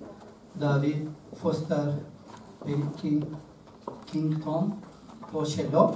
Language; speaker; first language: Norwegian; non-native, learner; Arabic